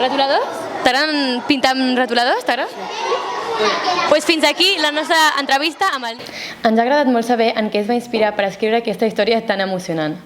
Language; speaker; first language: Catalan; native; Catalan